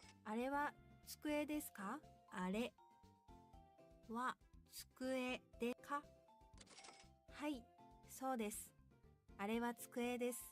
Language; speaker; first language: Japanese; non-native, learner; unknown